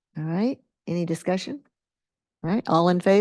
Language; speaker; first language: English; native; English